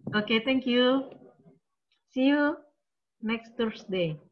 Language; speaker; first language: English; non-native, learner; Indonesian